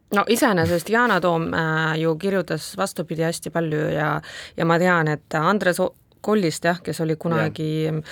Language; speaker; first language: Estonian; non-native, local second language; Russian